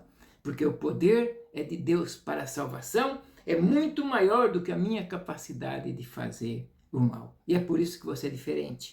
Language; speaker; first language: Portuguese; native; Portuguese